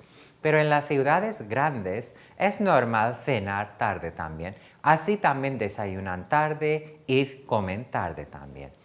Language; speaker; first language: Spanish; non-native, fluent; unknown